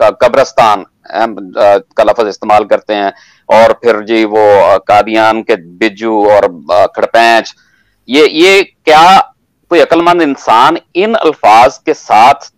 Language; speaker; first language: Urdu; non-native, local second language; Punjabi